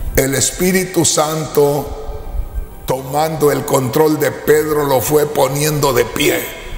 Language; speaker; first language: Spanish; native; Spanish